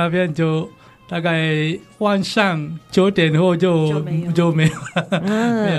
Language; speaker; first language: Chinese; non-native, learner; Balinese